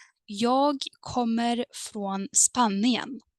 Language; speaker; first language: Swedish; non-native, fluent; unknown